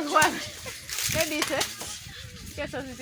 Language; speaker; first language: Spanish; non-native, learner; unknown